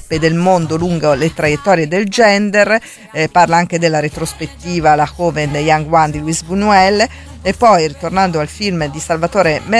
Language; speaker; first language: Italian; native; Italian